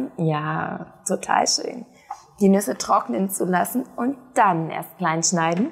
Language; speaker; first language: German; native; German